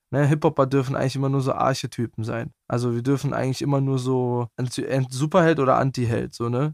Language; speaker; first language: German; native; German